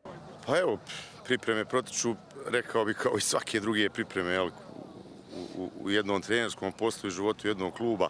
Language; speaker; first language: Bosnian; native; Bosnian